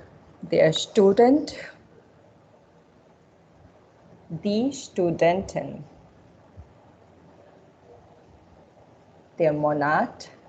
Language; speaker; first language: German; non-native, fluent; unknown